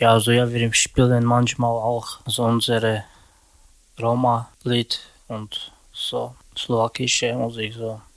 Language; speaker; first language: German; non-native, learner; Slovak